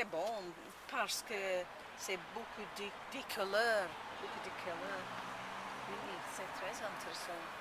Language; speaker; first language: French; non-native, learner; English